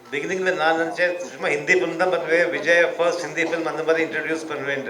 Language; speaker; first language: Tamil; early bilingual, heritage; Tamil